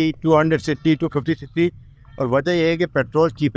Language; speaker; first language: Urdu; native; Urdu